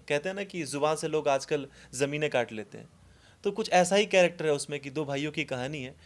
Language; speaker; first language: Hindi; non-native, local second language; Maithili